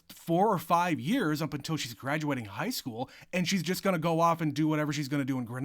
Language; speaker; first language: English; native; English